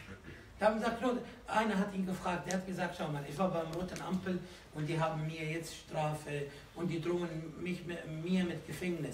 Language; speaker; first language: German; non-native, fluent; Arabic